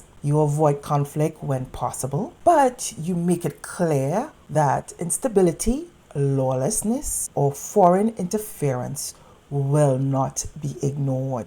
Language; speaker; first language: English; native; English